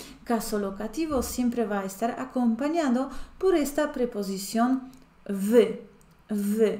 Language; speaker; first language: Spanish; non-native, fluent; Polish